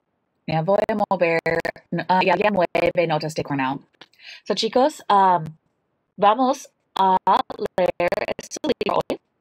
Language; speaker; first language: Spanish; non-native, learner; English